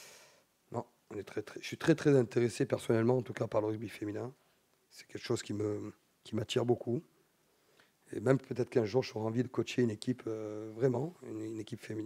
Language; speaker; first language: French; native; French